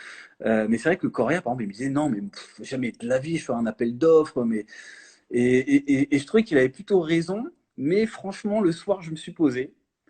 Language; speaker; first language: French; native; French